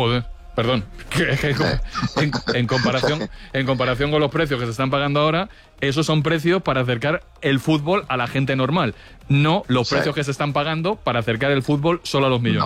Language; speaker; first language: Spanish; native; Spanish